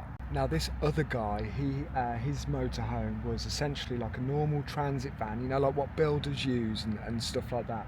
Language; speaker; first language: English; native; English